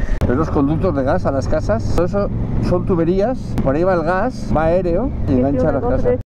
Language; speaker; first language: Spanish; native; Spanish